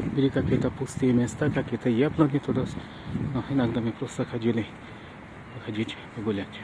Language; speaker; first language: Russian; non-native, fluent; Bangla